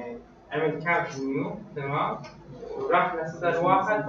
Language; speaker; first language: Arabic; native; Arabic